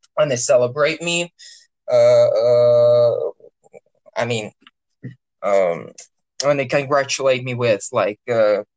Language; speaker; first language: English; non-native, fluent; Russian